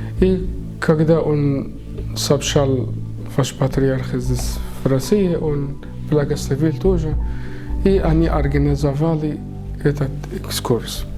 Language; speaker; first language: Russian; non-native, learner; Arabic